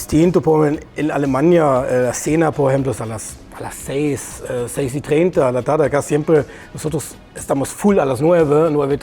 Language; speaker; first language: Spanish; non-native, fluent; German